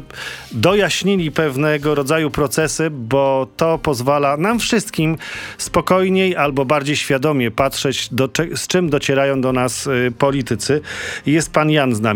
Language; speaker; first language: Polish; native; Polish